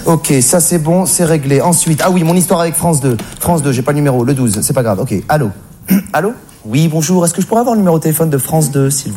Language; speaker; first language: French; native; French